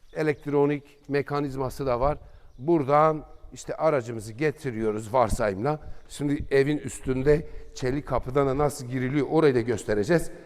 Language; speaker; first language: Turkish; native; Turkish